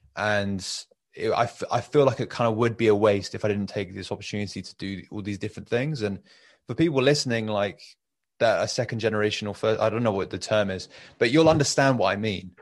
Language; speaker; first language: English; early bilingual, other home language; Persian